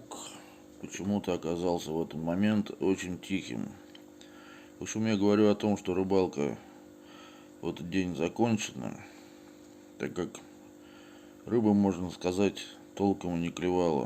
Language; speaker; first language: Russian; native; Russian